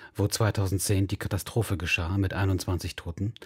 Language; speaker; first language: German; native; German